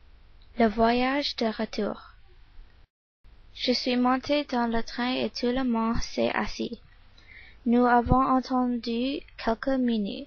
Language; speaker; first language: French; non-native, learner; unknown